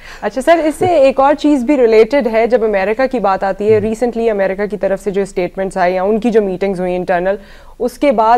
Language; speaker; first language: Urdu; native; Urdu